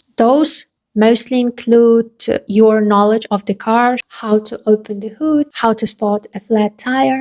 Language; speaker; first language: English; non-native, fluent; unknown